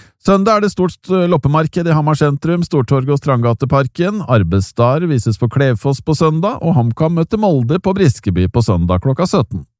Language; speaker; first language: Norwegian; native; Norwegian